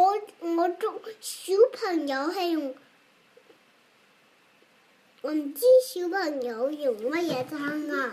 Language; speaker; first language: Chinese; early bilingual, heritage; Cantonese